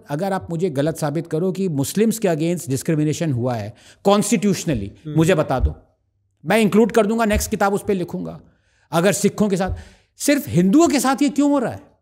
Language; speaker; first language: Hindi; non-native, local second language; Tamil